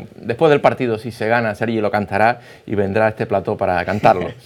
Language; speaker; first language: Spanish; native; Spanish